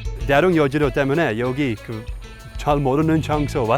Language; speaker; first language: Korean; non-native, learner; Dutch